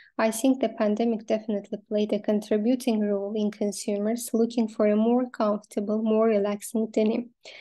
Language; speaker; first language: English; non-native, fluent; Azerbaijani